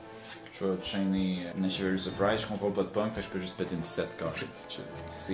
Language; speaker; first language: French; native; French